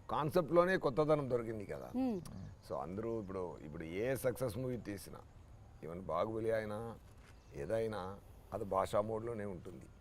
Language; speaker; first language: Telugu; non-native, fluent; Tamil